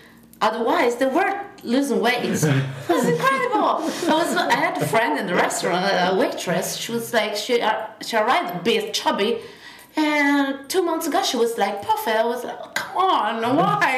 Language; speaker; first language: English; non-native, fluent; Italian